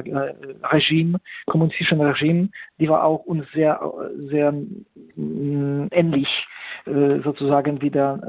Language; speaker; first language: German; non-native, fluent; Polish